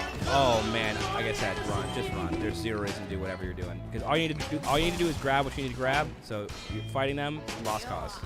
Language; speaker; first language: English; native; English